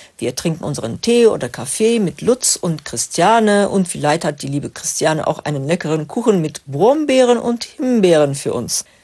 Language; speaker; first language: German; non-native, fluent; Turkish